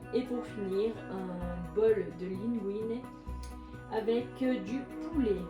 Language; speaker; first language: French; native; French